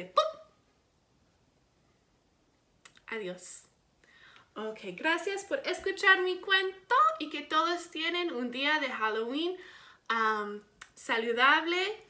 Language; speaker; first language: Spanish; non-native, learner; English